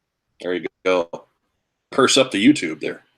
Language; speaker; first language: English; native; English